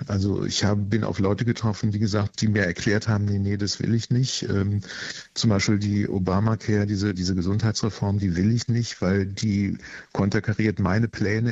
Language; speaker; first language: German; native; German